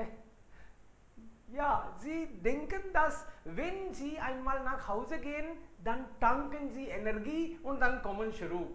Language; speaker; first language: German; non-native, fluent; Hindi